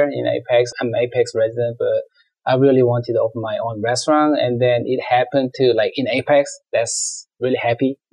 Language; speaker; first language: English; non-native, learner; Korean